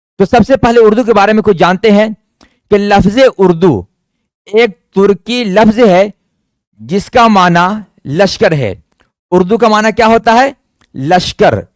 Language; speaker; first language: Urdu; native; Urdu